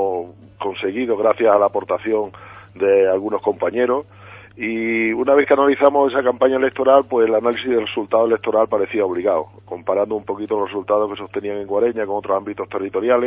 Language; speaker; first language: Spanish; native; Spanish